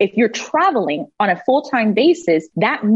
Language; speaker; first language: English; native; English